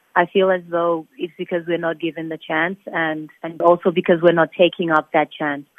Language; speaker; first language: English; non-native, fluent; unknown